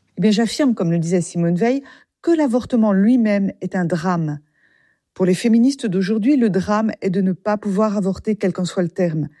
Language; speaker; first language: French; native; French